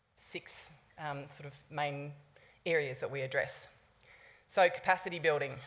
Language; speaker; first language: English; native; English